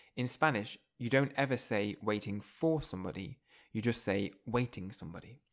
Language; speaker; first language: English; native; English